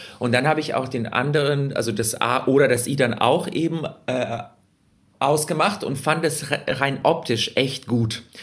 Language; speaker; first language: German; early bilingual, other home language; Russian